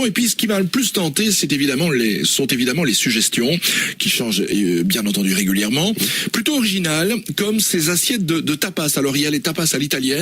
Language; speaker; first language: French; native; French